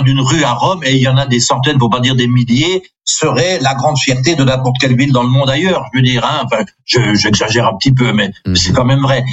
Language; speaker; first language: French; non-native, local second language; Swiss German